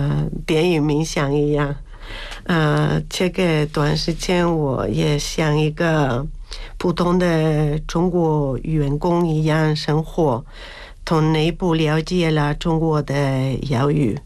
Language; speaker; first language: Chinese; non-native, learner; Spanish